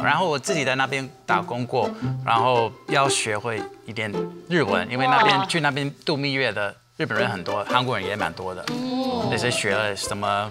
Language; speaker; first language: Chinese; non-native, fluent; English